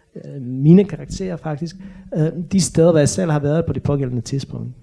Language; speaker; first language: Danish; non-native, fluent; Bosnian